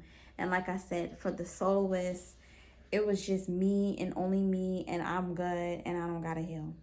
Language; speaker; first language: English; native; English